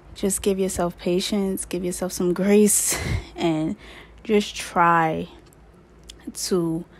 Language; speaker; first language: English; native; English